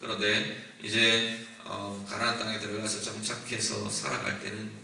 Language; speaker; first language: Korean; native; Korean